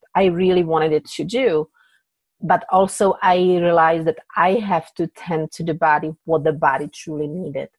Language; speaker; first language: English; non-native, fluent; Czech